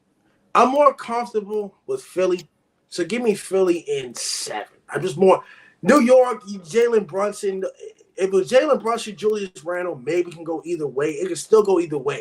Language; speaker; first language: English; native; English